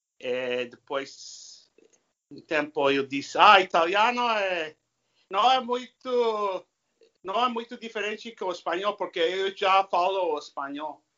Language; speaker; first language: Portuguese; non-native, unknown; English